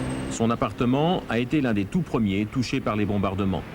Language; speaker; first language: French; native; French